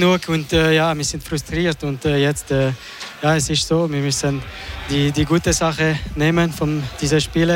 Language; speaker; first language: German; non-native, local second language; French